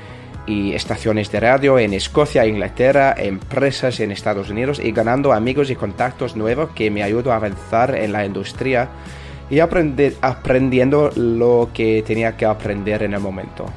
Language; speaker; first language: Spanish; non-native, learner; English